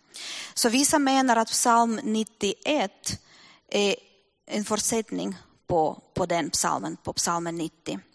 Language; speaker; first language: Swedish; non-native, fluent; Russian